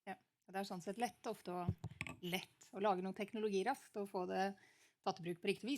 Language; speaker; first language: Norwegian; native; Norwegian